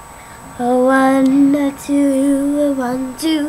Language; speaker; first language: English; native; English